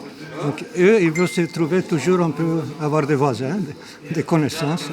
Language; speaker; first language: French; non-native, fluent; Romanian